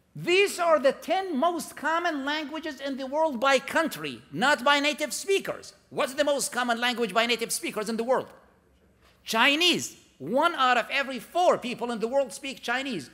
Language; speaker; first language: English; non-native, fluent; Arabic